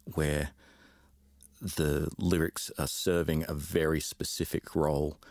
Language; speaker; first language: English; native; English